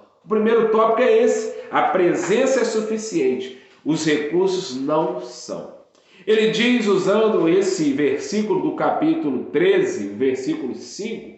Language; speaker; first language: Portuguese; native; Portuguese